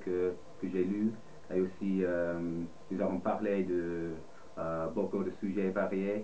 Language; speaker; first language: French; non-native, fluent; English